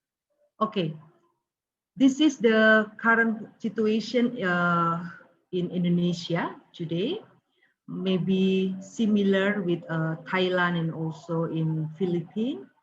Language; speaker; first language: English; non-native, learner; Indonesian